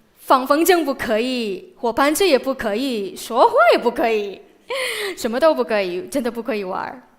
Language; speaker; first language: Chinese; non-native, fluent; Indonesian